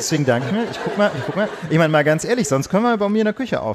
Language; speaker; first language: German; native; German